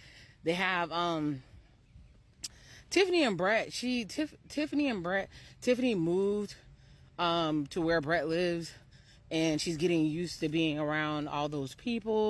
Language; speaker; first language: English; native; English